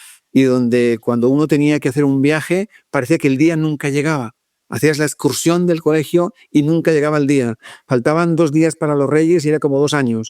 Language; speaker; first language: Spanish; native; Spanish